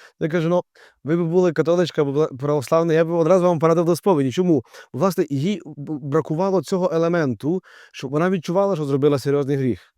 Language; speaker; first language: Ukrainian; native; Ukrainian